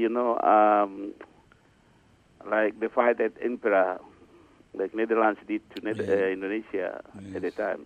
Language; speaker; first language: English; non-native, learner; Indonesian